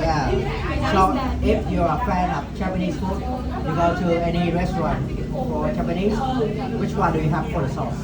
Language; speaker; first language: English; non-native, fluent; Vietnamese